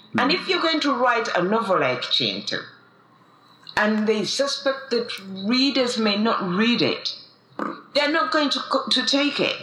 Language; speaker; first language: English; non-native, local second language; Ganda